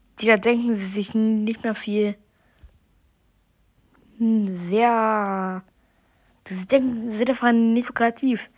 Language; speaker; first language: German; native; German